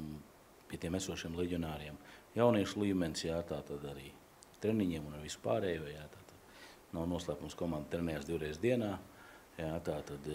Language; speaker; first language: Latvian; native; Latvian